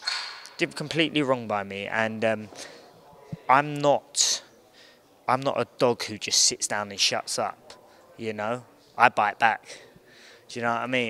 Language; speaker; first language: English; native; English